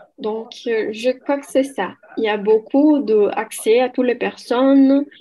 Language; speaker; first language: French; non-native, learner; Portuguese